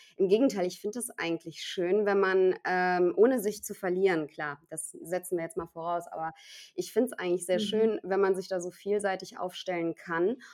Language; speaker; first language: German; native; German